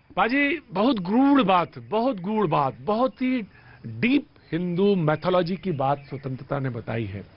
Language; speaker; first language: Hindi; native; Hindi